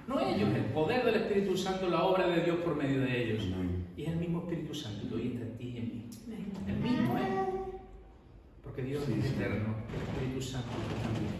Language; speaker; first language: Spanish; native; Spanish